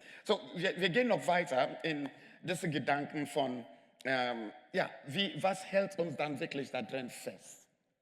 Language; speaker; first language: German; non-native, fluent; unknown